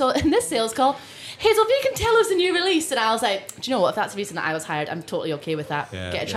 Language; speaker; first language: English; non-native, local second language; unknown